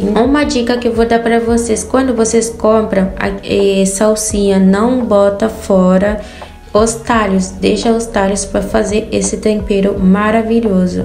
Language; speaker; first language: Portuguese; non-native, fluent; Haitian Creole